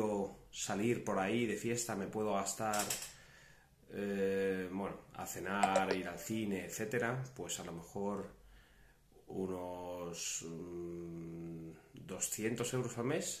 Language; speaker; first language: Spanish; native; Spanish